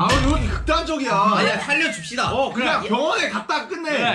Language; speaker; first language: Korean; native; Korean